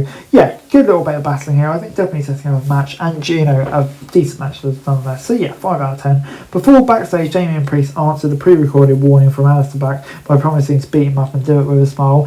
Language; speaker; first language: English; native; English